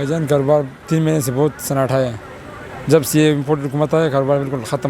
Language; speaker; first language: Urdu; non-native, local second language; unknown